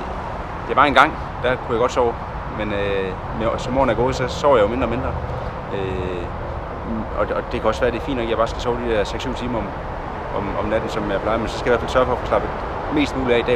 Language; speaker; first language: Danish; native; Danish